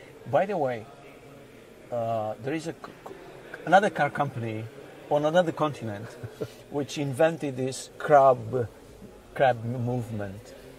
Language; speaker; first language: English; non-native, fluent; Romanian